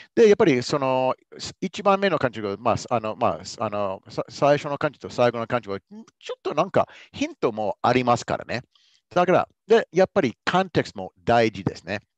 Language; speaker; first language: Japanese; non-native, fluent; English